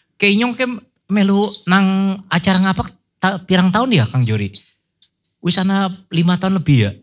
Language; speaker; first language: Javanese; non-native, local second language; Minangkabau